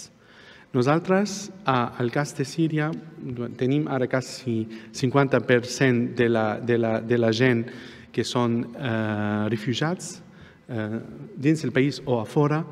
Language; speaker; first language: Catalan; non-native, fluent; Arabic